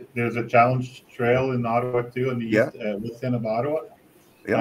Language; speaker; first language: English; native; English